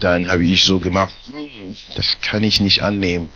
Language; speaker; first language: German; non-native, fluent; French